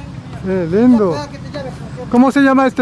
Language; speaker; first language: Spanish; non-native, learner; French